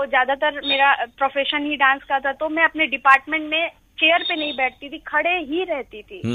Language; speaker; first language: Hindi; native; Hindi